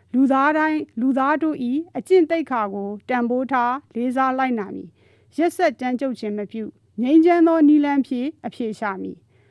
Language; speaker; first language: Burmese; non-native, local second language; Karen languages